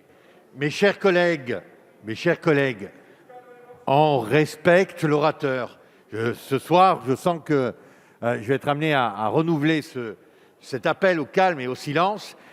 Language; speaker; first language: French; native; French